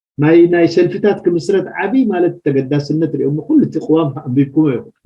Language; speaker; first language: Tigrinya; native; Tigrinya